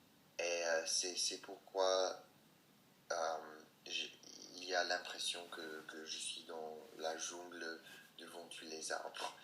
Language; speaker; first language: French; non-native, fluent; English